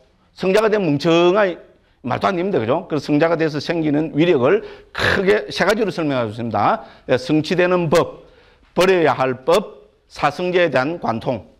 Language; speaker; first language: Korean; native; Korean